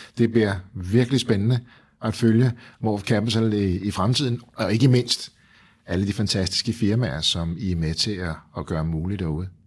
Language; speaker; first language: Danish; native; Danish